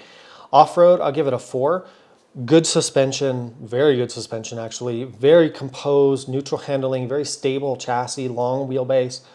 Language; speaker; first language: English; native; English